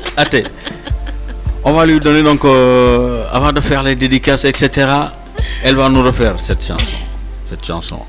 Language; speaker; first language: French; non-native, local second language; Wolof